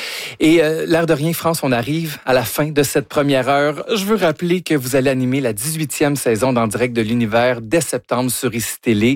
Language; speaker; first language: French; native; French